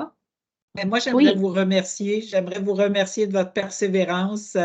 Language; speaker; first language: French; native; French